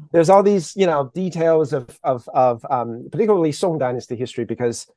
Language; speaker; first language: English; early bilingual, other home language; Chinese